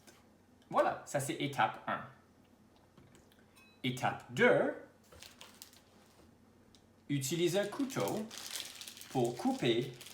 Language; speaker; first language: French; non-native, local second language; English